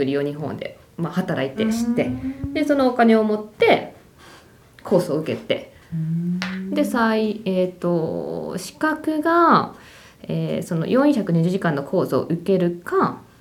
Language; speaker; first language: Japanese; native; Japanese